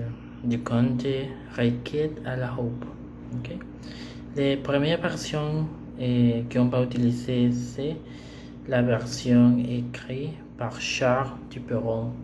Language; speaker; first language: French; non-native, learner; Spanish